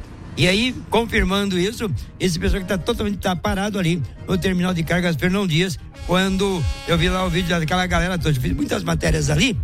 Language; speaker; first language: Portuguese; native; Portuguese